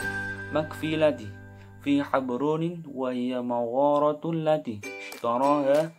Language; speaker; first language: Arabic; non-native, learner; Indonesian